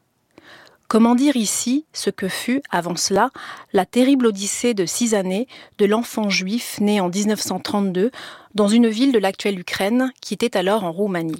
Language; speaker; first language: French; native; French